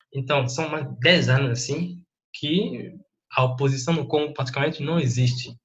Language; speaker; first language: Portuguese; non-native, fluent; French